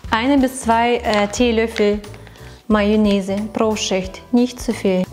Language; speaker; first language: German; non-native, fluent; Russian